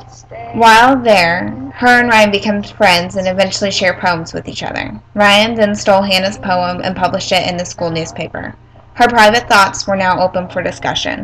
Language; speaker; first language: English; native; English